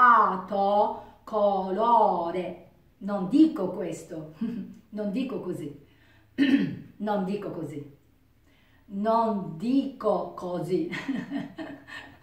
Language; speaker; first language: Italian; non-native, learner; Japanese